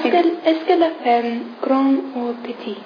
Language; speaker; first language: French; non-native, learner; English